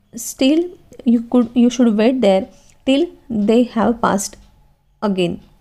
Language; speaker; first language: English; non-native, local second language; Marathi